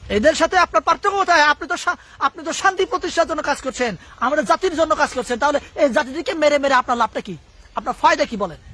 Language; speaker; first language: Bangla; native; Bangla